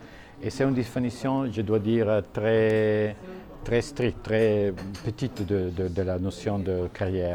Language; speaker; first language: French; non-native, fluent; Italian